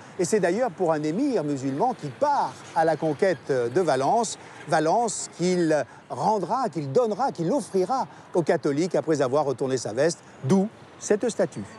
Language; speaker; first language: French; native; French